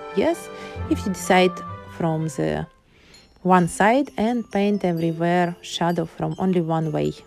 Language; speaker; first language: English; non-native, learner; Ukrainian